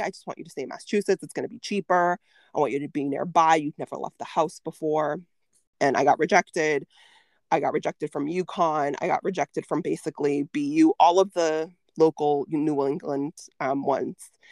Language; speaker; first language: English; early bilingual, other home language; Spanish